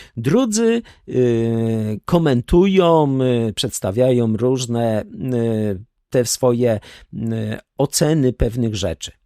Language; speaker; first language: Polish; native; Polish